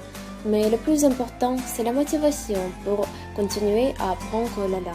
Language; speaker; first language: French; non-native, fluent; Ukrainian